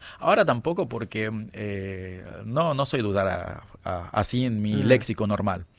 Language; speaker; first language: Spanish; non-native, fluent; Kabuverdianu